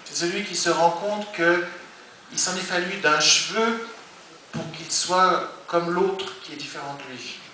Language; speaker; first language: French; native; French